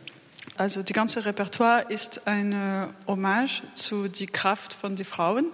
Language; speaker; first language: German; non-native, fluent; French